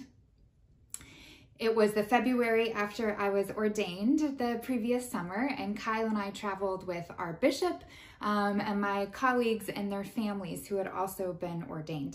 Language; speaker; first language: English; native; English